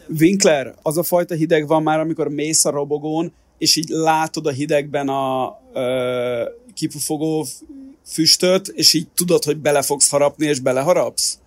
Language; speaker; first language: Hungarian; native; Hungarian